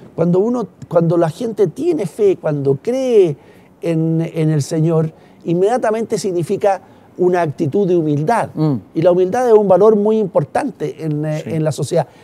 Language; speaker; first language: Spanish; native; Spanish